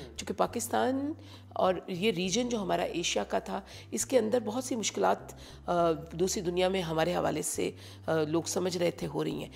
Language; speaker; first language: Urdu; native; Urdu